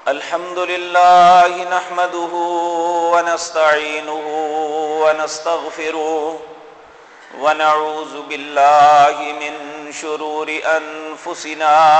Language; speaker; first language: Urdu; non-native, local second language; Punjabi